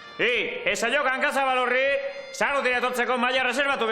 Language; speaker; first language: Basque; native; Basque